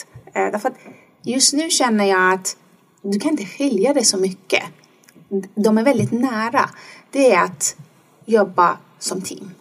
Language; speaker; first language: Swedish; non-native, fluent; Persian